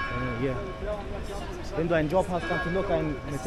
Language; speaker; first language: German; non-native, fluent; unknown